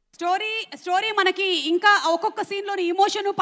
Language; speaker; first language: Telugu; native; Telugu